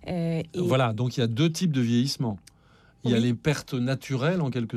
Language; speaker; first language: French; native; French